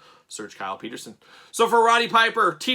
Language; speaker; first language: English; native; English